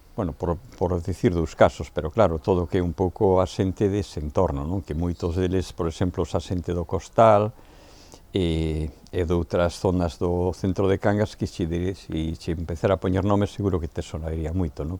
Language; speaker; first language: Galician; native; Galician